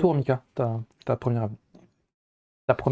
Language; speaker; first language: French; native; French